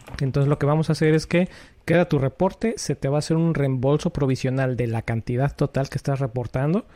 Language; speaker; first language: Spanish; native; Spanish